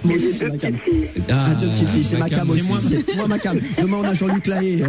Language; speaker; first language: French; native; French